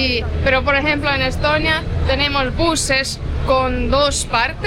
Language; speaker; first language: Spanish; non-native, fluent; Estonian